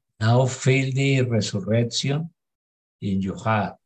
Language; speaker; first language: English; non-native, learner; Spanish